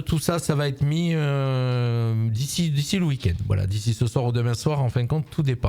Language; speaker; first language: French; native; French